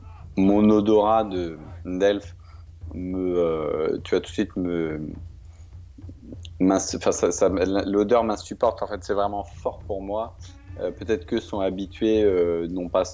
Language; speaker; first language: French; native; French